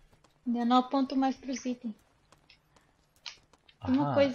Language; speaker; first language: Spanish; non-native, learner; Portuguese